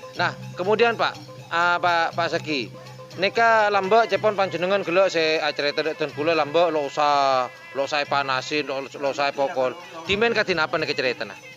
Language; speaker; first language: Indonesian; non-native, local second language; Madurese